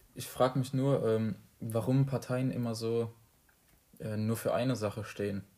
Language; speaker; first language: German; native; German